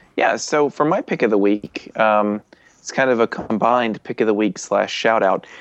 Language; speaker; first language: English; native; English